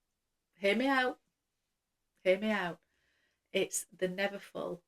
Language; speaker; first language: English; native; English